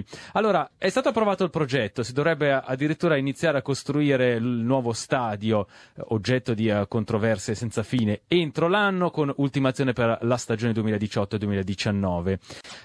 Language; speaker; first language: Italian; native; Italian